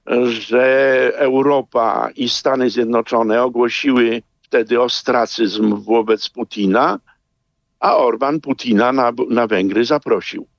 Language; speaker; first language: Polish; native; Polish